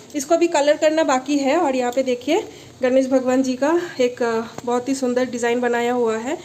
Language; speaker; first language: Hindi; non-native, local second language; Bangla